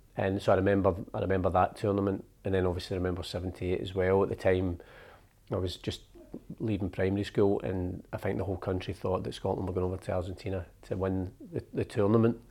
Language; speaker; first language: English; native; English